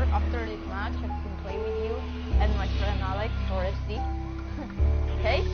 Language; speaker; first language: English; non-native, learner; Greek